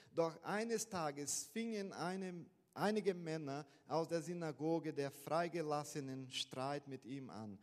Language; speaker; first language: German; non-native, fluent; Portuguese